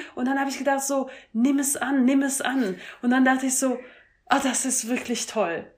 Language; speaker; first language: German; non-native, fluent; French